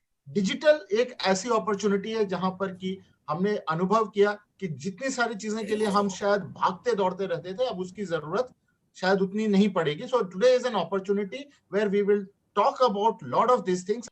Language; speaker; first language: Hindi; native; Hindi